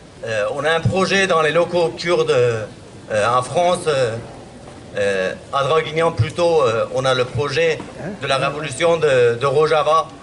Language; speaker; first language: French; non-native, fluent; Kurdish